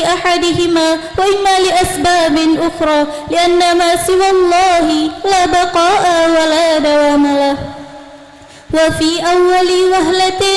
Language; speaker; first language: Arabic; non-native, learner; Indonesian